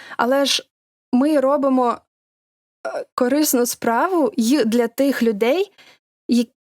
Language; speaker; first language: Ukrainian; non-native, local second language; Russian